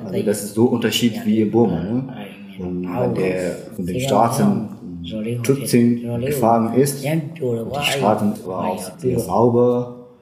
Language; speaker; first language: German; non-native, learner; Burmese